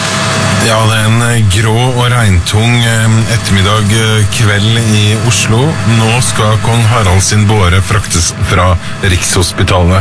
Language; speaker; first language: Norwegian; native; Norwegian